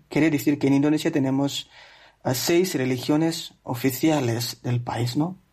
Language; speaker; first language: Spanish; non-native, fluent; Indonesian